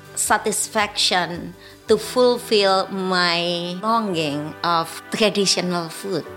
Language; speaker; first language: English; non-native, fluent; Indonesian